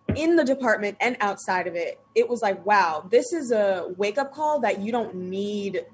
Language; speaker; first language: English; native; English